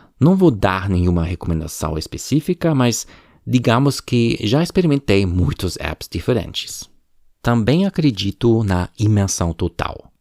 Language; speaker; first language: Portuguese; non-native, fluent; German